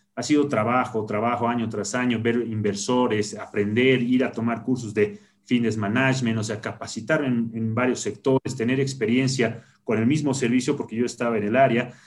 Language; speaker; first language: Spanish; native; Spanish